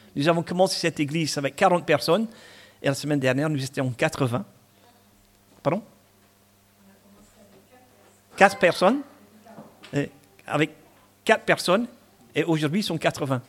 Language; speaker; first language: French; non-native, fluent; English